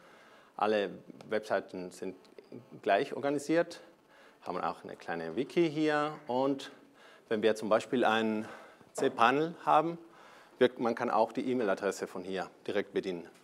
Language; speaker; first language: German; non-native, fluent; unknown